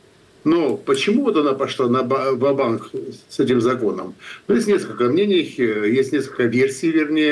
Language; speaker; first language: Russian; non-native, fluent; Georgian